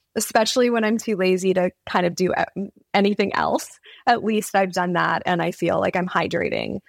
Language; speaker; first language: English; native; English